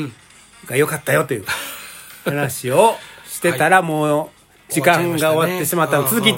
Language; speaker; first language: Japanese; native; Japanese